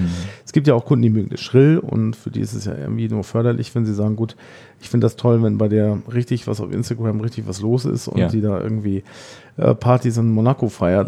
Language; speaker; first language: German; native; German